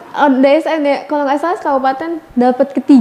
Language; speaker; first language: Indonesian; native; Indonesian